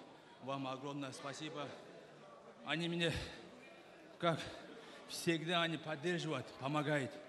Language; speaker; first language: Russian; non-native, local second language; Kyrgyz